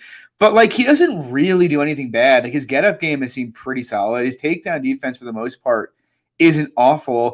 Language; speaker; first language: English; native; English